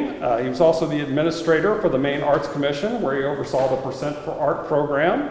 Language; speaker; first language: English; native; English